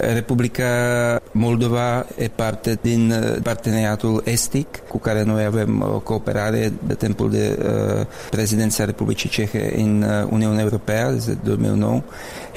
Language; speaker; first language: Romanian; non-native, learner; Czech